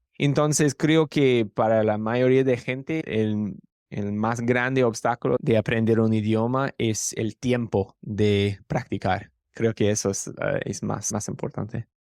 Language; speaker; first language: Spanish; non-native, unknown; English